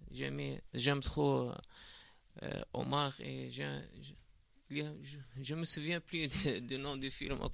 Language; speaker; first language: French; non-native, learner; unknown